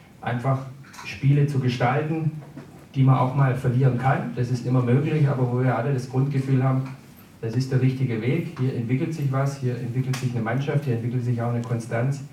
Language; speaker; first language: German; native; German